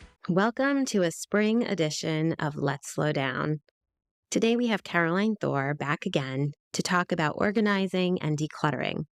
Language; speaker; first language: English; native; English